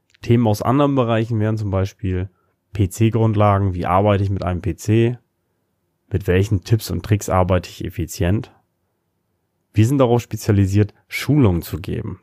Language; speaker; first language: German; native; German